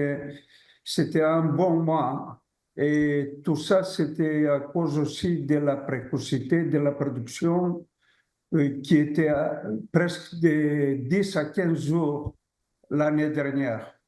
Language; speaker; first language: French; non-native, fluent; Greek